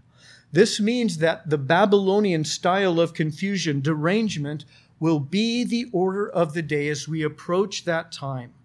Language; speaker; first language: English; native; English